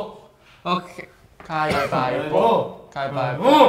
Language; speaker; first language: Korean; non-native, fluent; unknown